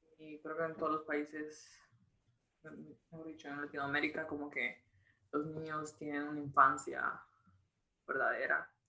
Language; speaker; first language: Spanish; native; Spanish